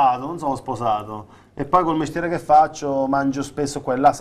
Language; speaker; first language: Italian; native; Italian